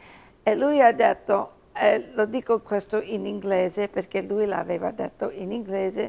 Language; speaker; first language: Italian; early bilingual, heritage; English